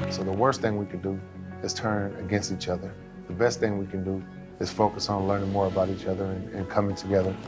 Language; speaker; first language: English; native; English